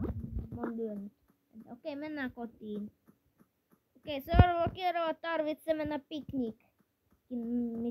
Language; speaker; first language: Finnish; non-native, learner; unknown